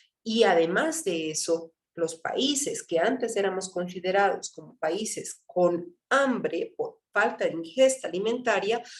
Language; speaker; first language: Spanish; native; Spanish